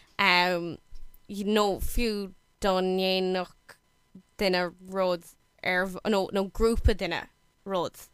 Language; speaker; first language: Irish; non-native, local second language; English